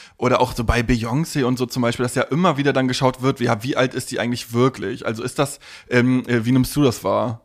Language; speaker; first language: German; native; German